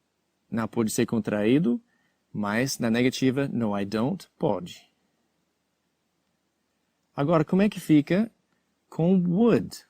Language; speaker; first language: Portuguese; non-native, fluent; English